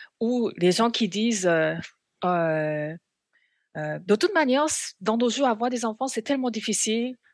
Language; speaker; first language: French; non-native, fluent; Korean